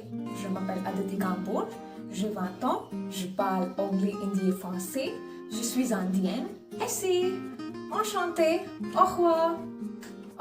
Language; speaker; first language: French; non-native, fluent; Hindi